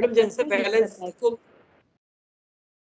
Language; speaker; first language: Hindi; native; Hindi